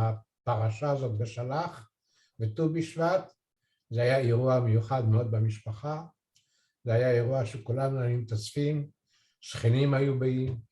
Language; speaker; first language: Hebrew; early bilingual, other home language; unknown